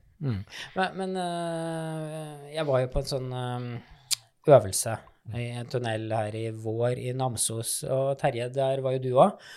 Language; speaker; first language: Norwegian; native; Norwegian